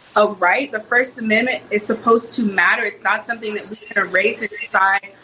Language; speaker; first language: English; native; English